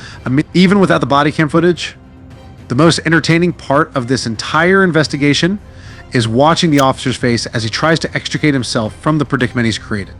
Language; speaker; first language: English; native; English